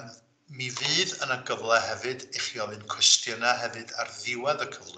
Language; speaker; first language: Welsh; native; Welsh